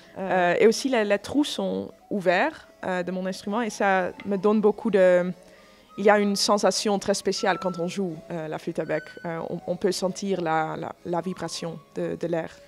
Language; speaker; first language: French; non-native, fluent; Dutch